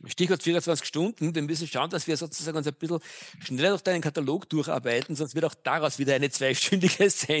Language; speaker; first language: German; native; German